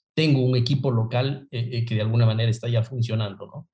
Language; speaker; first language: Spanish; native; Spanish